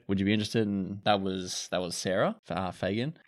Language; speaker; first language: English; native; English